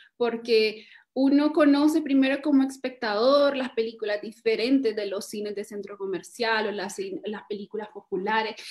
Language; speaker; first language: Spanish; native; Spanish